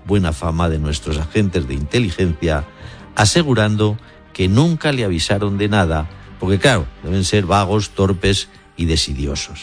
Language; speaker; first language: Spanish; native; Spanish